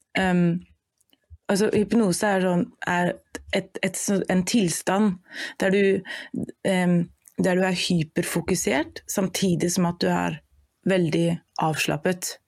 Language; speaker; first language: Norwegian; non-native, fluent; German